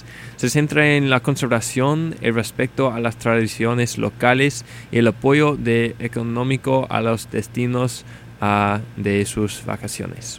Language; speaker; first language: Spanish; non-native, learner; English